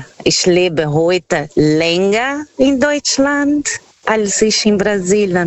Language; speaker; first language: German; non-native, learner; Portuguese